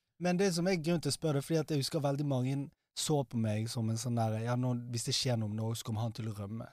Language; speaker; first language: Norwegian; early bilingual, other home language; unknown